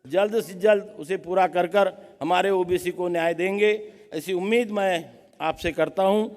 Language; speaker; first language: Hindi; non-native, local second language; Marathi